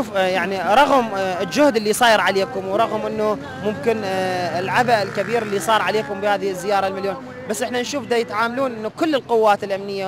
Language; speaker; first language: Arabic; native; Arabic